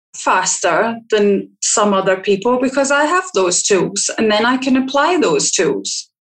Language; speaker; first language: English; native; English